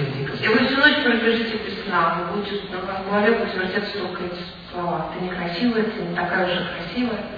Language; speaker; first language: Russian; native; Russian